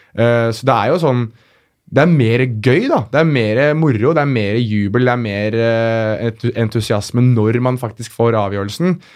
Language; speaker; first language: Norwegian; early bilingual, other home language; Arabic